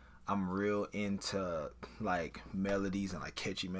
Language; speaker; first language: English; native; English